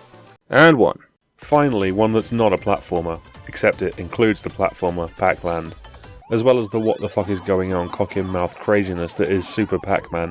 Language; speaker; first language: English; native; English